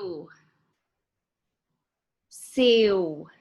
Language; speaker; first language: Portuguese; native; Portuguese